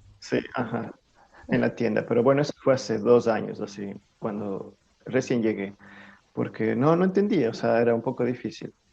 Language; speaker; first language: Spanish; native; Spanish